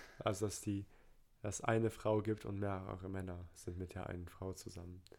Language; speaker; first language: German; early bilingual, other home language; Turkish